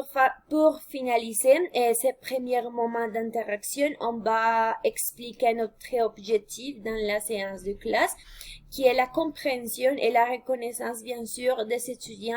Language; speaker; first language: French; non-native, fluent; Spanish